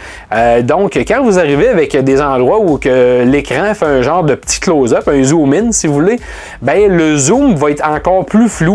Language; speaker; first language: French; native; French